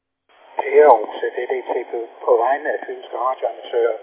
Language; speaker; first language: Danish; native; Danish